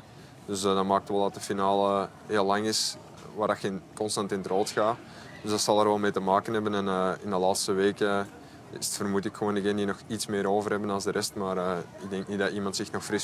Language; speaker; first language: Dutch; native; Dutch